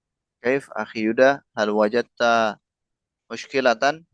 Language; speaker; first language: Arabic; non-native, fluent; Indonesian